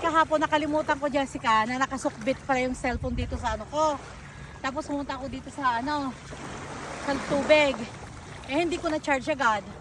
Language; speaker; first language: Filipino; native; Filipino